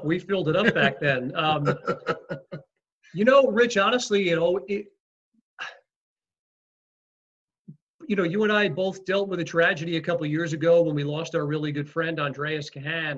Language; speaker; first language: English; native; English